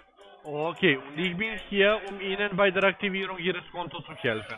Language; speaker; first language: German; non-native, learner; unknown